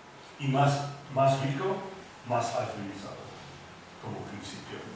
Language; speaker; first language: Spanish; non-native, fluent; English